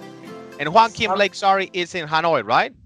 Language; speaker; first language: English; non-native, fluent; Spanish